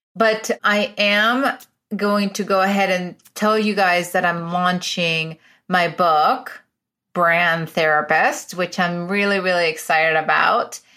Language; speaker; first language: English; early bilingual, other home language; Spanish